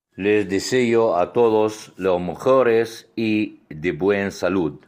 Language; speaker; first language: Spanish; non-native, fluent; Arabic